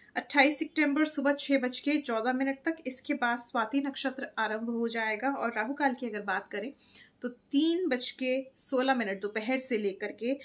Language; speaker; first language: Hindi; native; Hindi